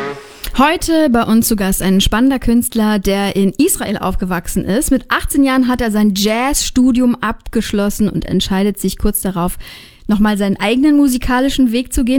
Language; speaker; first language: German; native; German